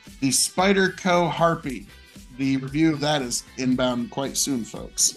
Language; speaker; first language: English; native; English